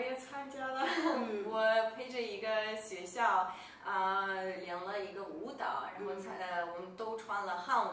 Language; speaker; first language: Chinese; non-native, fluent; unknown